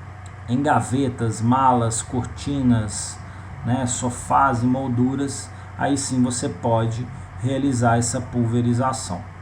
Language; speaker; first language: Portuguese; native; Portuguese